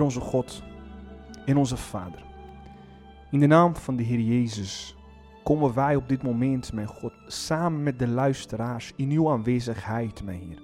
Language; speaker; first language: Dutch; non-native, fluent; Portuguese